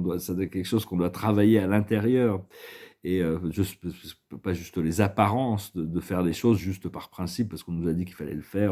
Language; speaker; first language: French; native; French